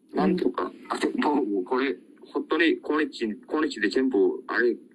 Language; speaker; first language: Japanese; non-native, learner; Korean